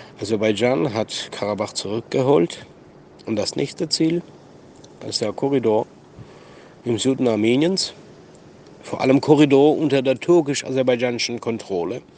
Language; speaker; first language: German; non-native, fluent; Armenian